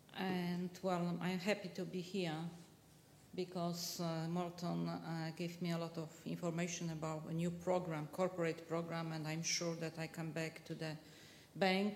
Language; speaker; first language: English; non-native, fluent; Polish